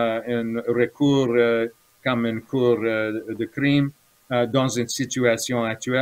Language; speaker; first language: French; non-native, fluent; English